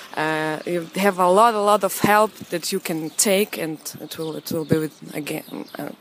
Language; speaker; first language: English; non-native, learner; Russian